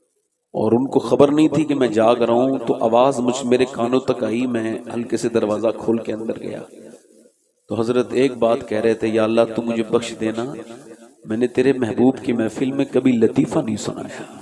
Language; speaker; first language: Urdu; native; Urdu